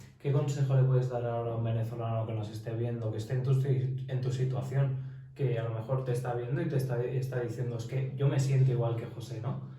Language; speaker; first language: Spanish; native; Spanish